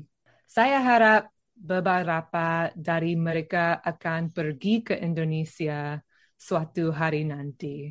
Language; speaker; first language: Indonesian; non-native, learner; English